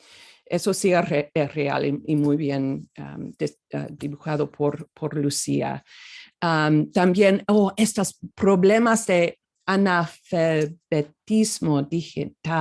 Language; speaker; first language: Spanish; non-native, fluent; English